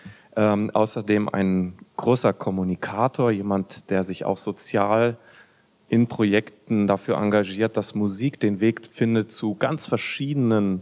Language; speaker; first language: German; native; German